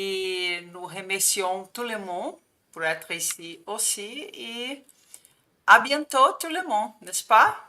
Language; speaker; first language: French; non-native, fluent; Portuguese